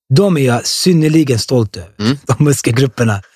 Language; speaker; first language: Swedish; early bilingual, other home language; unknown